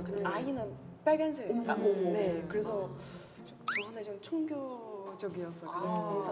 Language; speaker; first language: Korean; non-native, fluent; Chinese